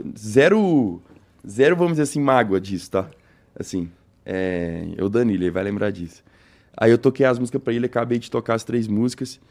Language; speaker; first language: Portuguese; native; Portuguese